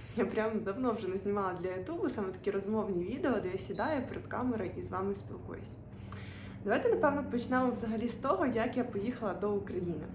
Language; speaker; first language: Ukrainian; non-native, local second language; Russian